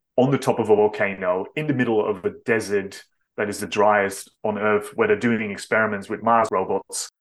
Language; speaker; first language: English; non-native, fluent; Dutch